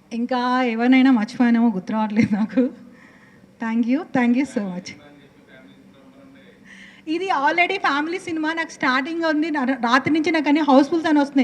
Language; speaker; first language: Telugu; native; Telugu